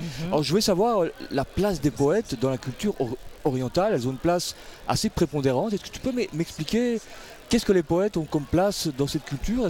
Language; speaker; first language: French; native; French